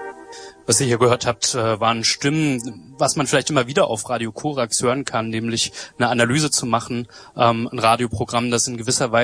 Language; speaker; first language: German; native; German